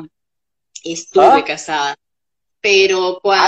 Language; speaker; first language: Spanish; native; Spanish